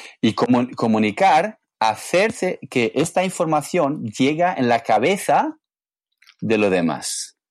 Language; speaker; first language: Spanish; non-native, fluent; English